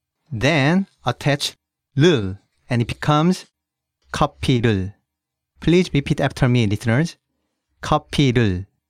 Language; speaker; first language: English; early bilingual, other home language; Korean